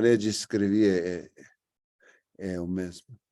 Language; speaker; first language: Portuguese; non-native, fluent; English